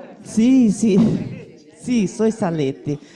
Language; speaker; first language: Spanish; non-native, learner; Portuguese